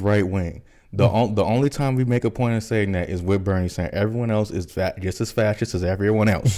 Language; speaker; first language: English; native; English